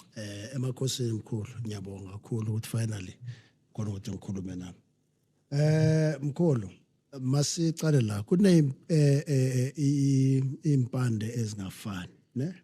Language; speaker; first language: Zulu; non-native, local second language; Southern Sotho